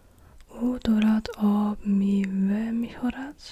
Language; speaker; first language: Persian; non-native, learner; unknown